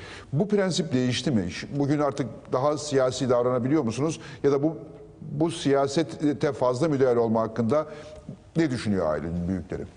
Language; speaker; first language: Turkish; native; Turkish